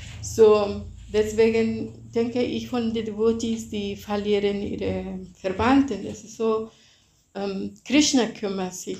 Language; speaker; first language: German; non-native, fluent; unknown